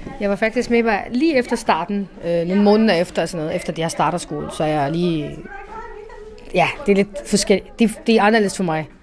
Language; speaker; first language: Danish; non-native, fluent; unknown